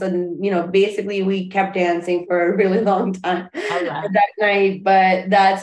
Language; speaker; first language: English; non-native, local second language; Urdu